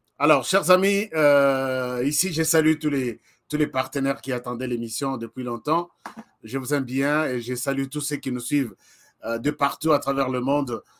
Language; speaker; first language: French; non-native, local second language; Lingala